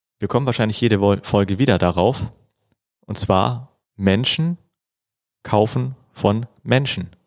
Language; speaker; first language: German; native; German